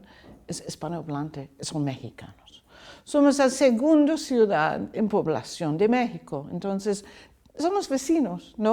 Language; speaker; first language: Spanish; non-native, learner; English